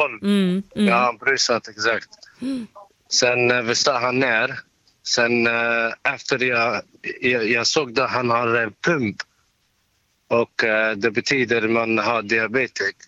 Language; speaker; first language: Swedish; non-native, learner; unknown